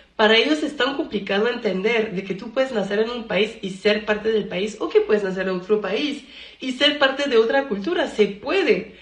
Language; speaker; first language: Spanish; non-native, fluent; French